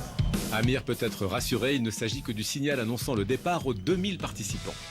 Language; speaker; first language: French; native; French